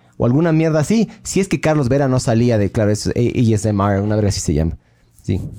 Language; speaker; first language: Spanish; native; Spanish